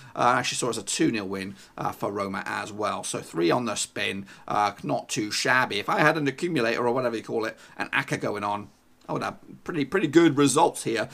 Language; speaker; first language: English; native; English